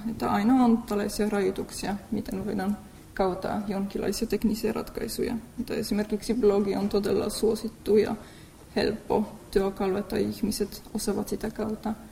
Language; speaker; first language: Finnish; non-native, fluent; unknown